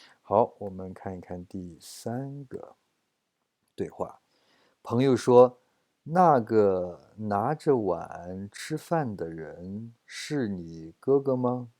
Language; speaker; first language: Chinese; non-native, fluent; English